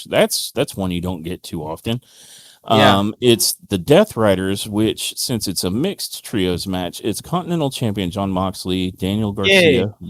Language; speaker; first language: English; native; English